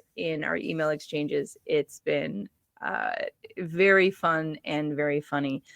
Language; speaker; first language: English; native; English